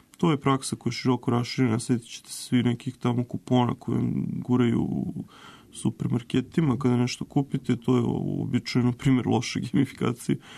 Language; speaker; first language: Serbian; native; Serbian